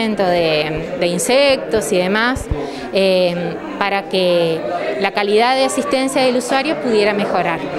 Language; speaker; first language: Spanish; native; Spanish